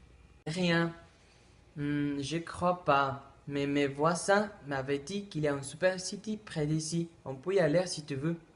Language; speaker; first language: French; non-native, learner; Spanish